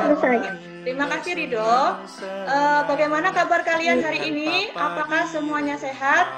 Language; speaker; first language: Indonesian; native; Indonesian